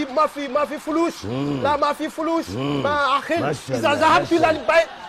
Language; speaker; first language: Arabic; non-native, learner; Wolof